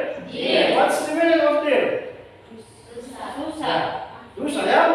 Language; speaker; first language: English; non-native, learner; Indonesian